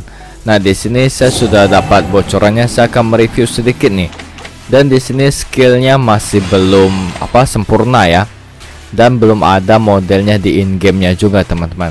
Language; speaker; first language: Indonesian; native; Indonesian